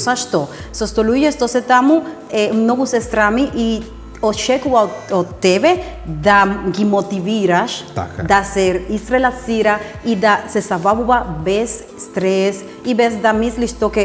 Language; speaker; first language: Macedonian; non-native, fluent; Spanish